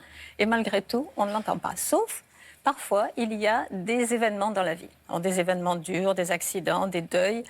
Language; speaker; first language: French; native; French